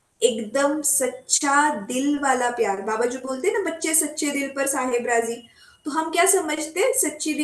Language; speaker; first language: Hindi; native; Hindi